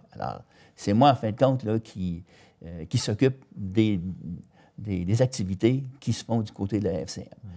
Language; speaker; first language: French; native; French